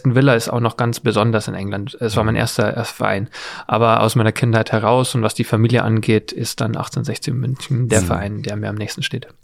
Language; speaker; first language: German; native; German